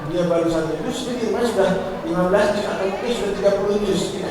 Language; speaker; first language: Indonesian; native; Indonesian